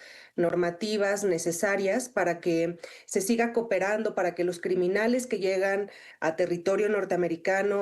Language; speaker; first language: Spanish; native; Spanish